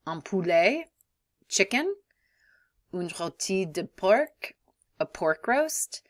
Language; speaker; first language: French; non-native, fluent; English